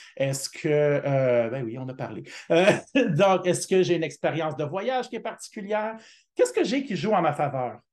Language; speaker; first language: French; native; French